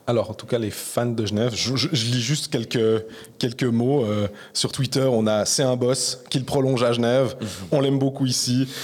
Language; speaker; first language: French; native; French